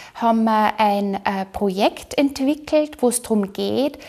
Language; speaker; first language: German; native; German